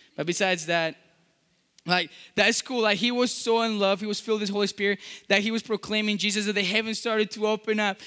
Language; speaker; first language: English; non-native, fluent; Spanish